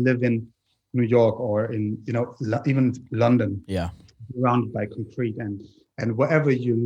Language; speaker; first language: English; non-native, fluent; German